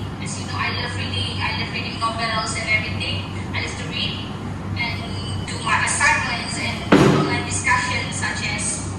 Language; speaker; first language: English; non-native, local second language; Malay